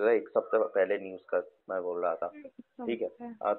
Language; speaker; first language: Hindi; non-native, local second language; Bangla